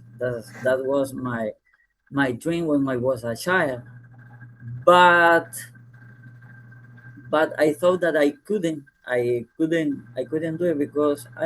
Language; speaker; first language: English; non-native, fluent; Spanish